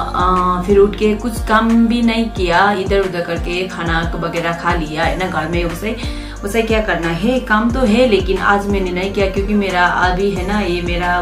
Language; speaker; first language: Hindi; non-native, local second language; Nepali